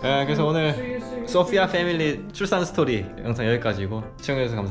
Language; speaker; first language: Korean; native; Korean